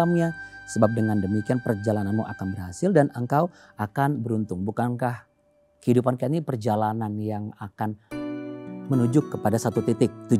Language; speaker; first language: Indonesian; native; Indonesian